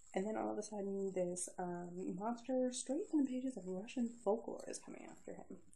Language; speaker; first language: English; native; English